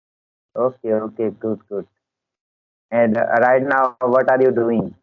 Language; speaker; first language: English; non-native, learner; Hindi